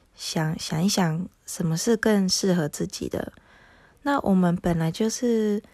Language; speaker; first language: Chinese; non-native, fluent; Japanese